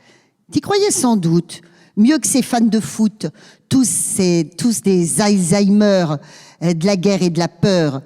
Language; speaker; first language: French; native; French